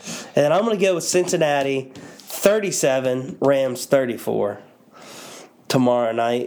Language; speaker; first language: English; native; English